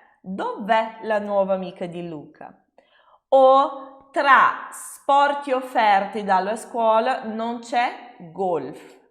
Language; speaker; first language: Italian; non-native, fluent; Portuguese